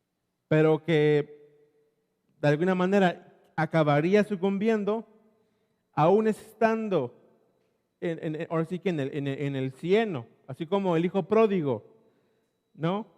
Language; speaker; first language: Spanish; native; Spanish